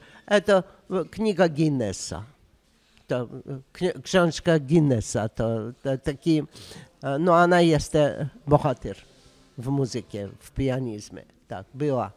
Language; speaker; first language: Polish; non-native, learner; Russian